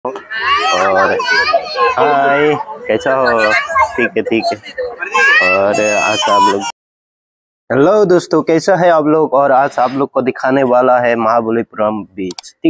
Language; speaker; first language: Hindi; non-native, local second language; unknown